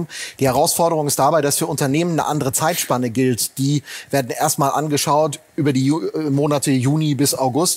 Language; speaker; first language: German; native; German